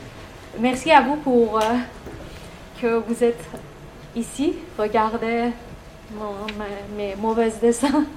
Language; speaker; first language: French; non-native, learner; Persian